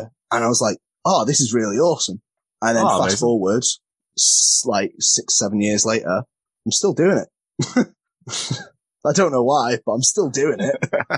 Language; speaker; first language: English; native; English